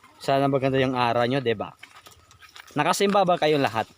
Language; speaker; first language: Filipino; non-native, local second language; Cebuano